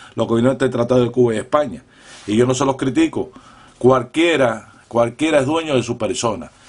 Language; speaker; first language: Spanish; native; Spanish